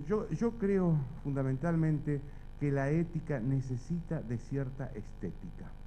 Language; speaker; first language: Spanish; native; Spanish